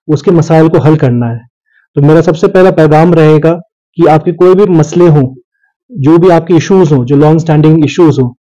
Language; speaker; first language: Hindi; non-native, local second language; Sherpa